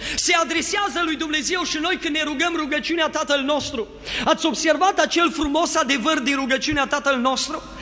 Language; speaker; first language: Romanian; native; Romanian